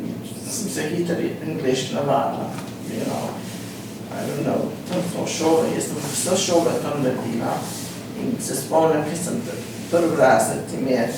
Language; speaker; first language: Slovenian; early bilingual, heritage; Slovenian